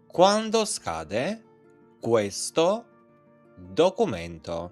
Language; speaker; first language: Italian; non-native, fluent; Albanian